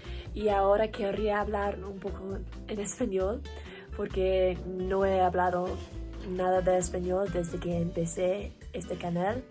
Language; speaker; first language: Spanish; non-native, learner; English